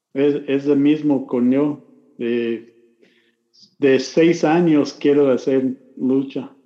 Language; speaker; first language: Spanish; non-native, learner; English